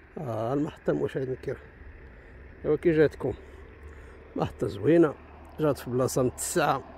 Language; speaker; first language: Arabic; native; Arabic